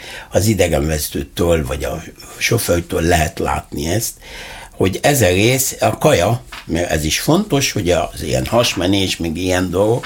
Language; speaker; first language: Hungarian; non-native, fluent; Arabic